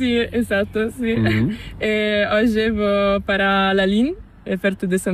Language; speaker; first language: Spanish; non-native, fluent; Italian